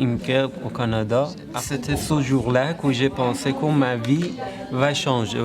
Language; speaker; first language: French; non-native, learner; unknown